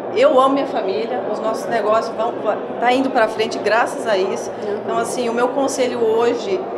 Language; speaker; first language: Portuguese; native; Portuguese